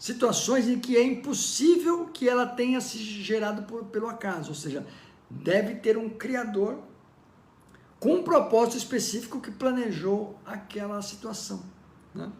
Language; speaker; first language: Portuguese; native; Portuguese